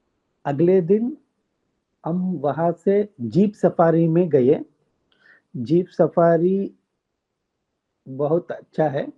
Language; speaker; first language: Hindi; non-native, local second language; Telugu